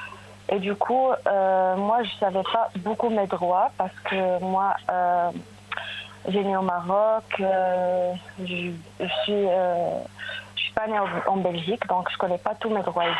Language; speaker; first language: French; non-native, local second language; Arabic